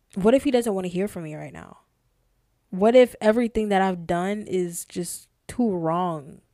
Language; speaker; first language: English; native; English